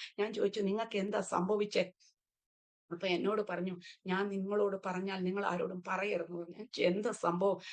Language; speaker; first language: Malayalam; early bilingual, heritage; Malayalam